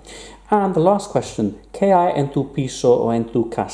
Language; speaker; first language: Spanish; non-native, fluent; English